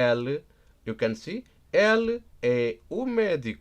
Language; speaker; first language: Portuguese; non-native, learner; Nepali